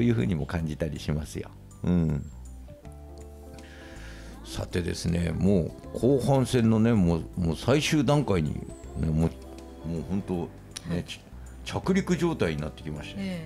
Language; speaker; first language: Japanese; native; Japanese